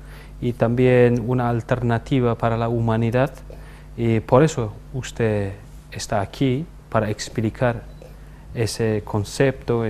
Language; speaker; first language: Spanish; non-native, fluent; Turkish